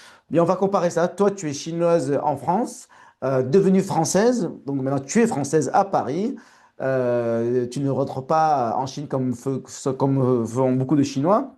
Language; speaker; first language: French; native; French